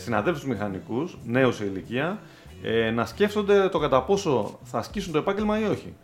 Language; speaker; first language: Greek; native; Greek